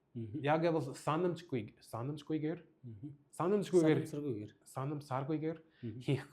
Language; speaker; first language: Mongolian; early bilingual, heritage; English